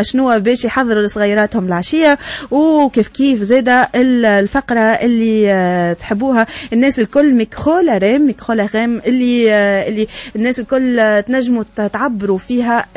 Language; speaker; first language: Arabic; native; Arabic